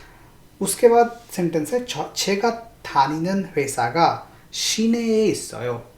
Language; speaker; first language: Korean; non-native, fluent; Hindi